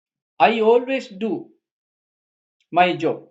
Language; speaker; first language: English; non-native, fluent; Sinhala